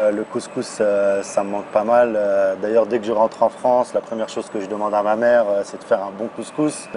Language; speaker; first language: French; early bilingual, other home language; Arabic